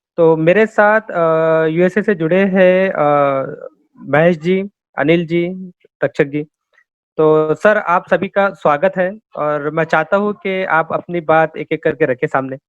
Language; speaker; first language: Hindi; native; Hindi